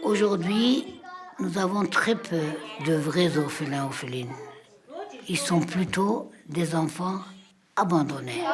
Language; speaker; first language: French; non-native, fluent; Armenian